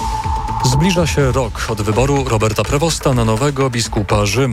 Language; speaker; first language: Polish; native; Polish